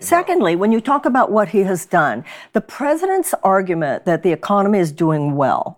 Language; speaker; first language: English; native; English